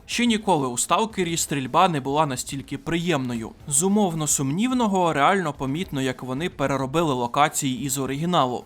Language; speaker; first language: Ukrainian; native; Ukrainian